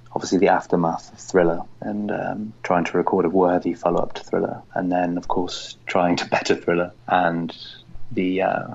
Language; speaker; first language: English; native; English